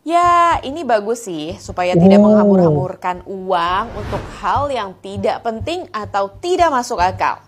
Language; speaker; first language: Indonesian; native; Indonesian